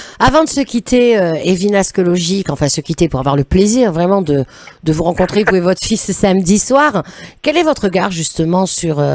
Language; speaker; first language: French; native; French